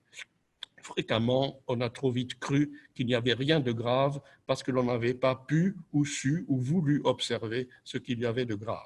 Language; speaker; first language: French; native; French